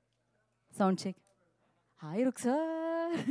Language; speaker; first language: Telugu; native; Telugu